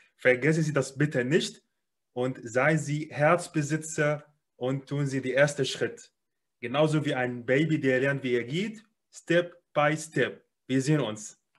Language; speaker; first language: German; non-native, fluent; Arabic